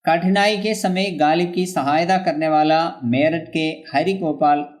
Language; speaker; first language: Hindi; non-native, local second language; Malayalam